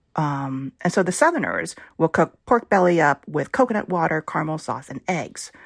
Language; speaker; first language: English; early bilingual, other home language; Vietnamese